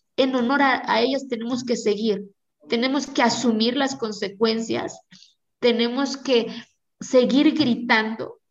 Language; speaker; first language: Spanish; non-native, local second language; Zapotec